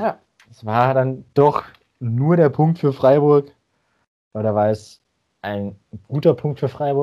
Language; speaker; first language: German; native; German